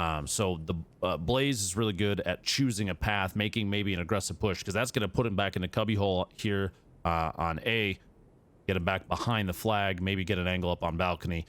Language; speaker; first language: English; native; English